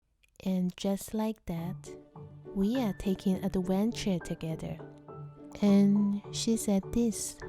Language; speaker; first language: English; non-native, fluent; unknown